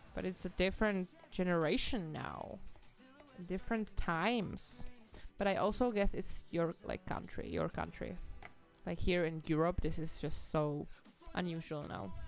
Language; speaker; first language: English; non-native, fluent; Czech